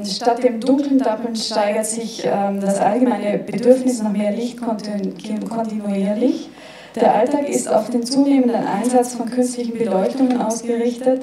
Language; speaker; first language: German; native; German